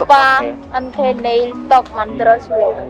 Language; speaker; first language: Korean; non-native, learner; Khmer